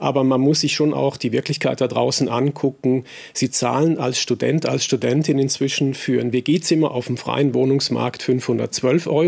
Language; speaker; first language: German; native; German